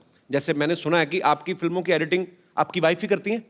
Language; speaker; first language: Hindi; native; Hindi